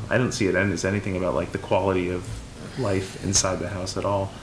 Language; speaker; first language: English; native; English